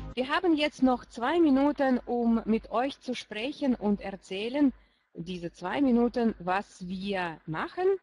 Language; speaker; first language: German; non-native, fluent; Russian